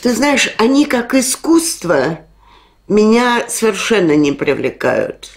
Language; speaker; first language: Russian; native; Russian